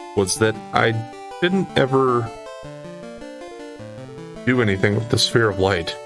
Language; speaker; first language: English; native; English